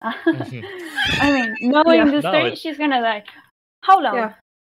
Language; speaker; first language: English; non-native, fluent; Spanish